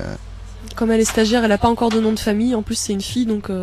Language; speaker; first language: French; native; French